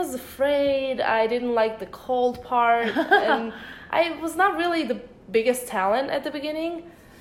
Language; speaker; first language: English; early bilingual, other home language; Bosnian